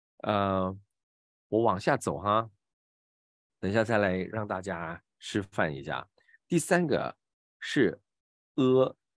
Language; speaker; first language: Chinese; native; Chinese